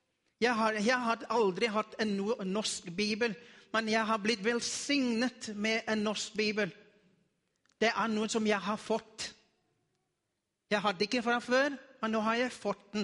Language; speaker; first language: Norwegian; non-native, learner; Afrikaans